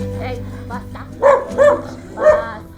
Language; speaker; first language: Italian; non-native, learner; English